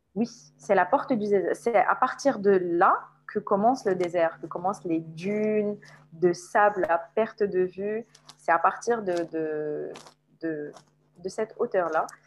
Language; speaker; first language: French; non-native, local second language; Arabic